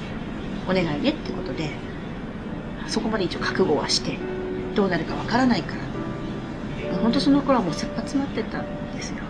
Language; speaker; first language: Japanese; native; Japanese